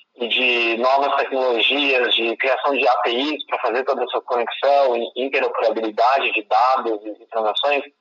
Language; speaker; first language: Portuguese; native; Portuguese